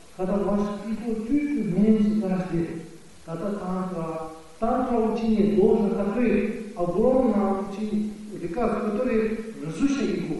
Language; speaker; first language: Russian; non-native, learner; Tibetan